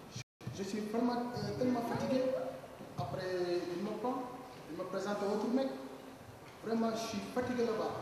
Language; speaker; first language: French; non-native, learner; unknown